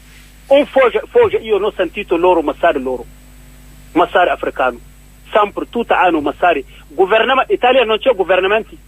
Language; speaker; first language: Italian; non-native, learner; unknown